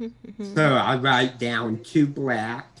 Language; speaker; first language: English; native; English